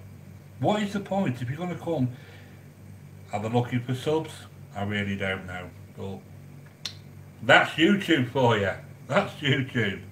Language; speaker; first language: English; native; English